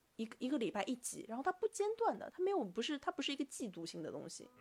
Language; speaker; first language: Chinese; native; Chinese